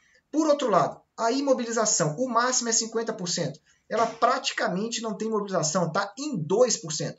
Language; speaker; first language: Portuguese; native; Portuguese